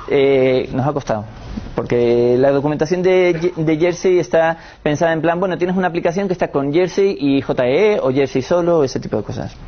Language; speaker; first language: Spanish; native; Spanish